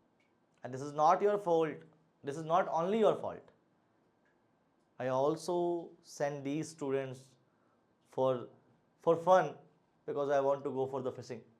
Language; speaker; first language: English; non-native, local second language; Hindi